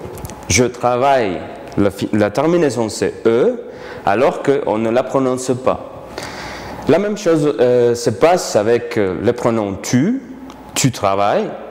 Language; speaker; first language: French; non-native, fluent; Spanish